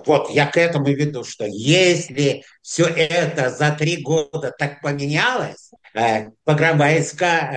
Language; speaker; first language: Russian; non-native, fluent; Azerbaijani